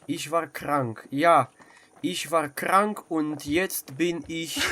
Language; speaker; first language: German; non-native, learner; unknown